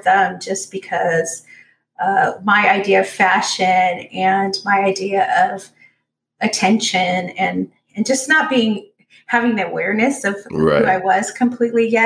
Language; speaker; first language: English; native; English